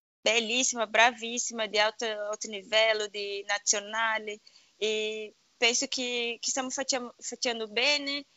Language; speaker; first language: Italian; non-native, learner; Portuguese